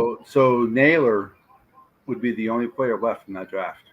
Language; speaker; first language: English; native; English